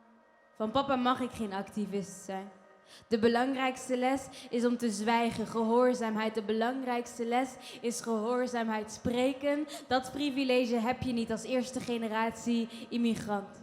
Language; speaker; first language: Dutch; early bilingual, other home language; Kinyarwanda